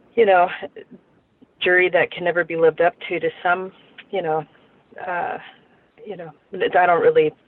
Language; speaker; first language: English; native; English